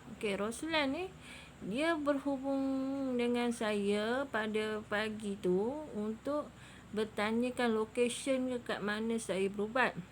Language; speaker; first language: Malay; native; Malay